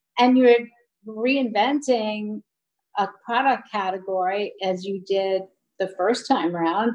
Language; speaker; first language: English; native; English